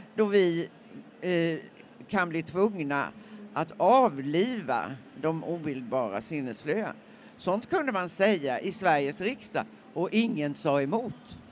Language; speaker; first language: Swedish; native; Swedish